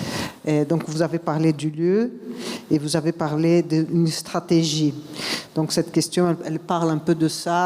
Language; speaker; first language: French; non-native, fluent; Portuguese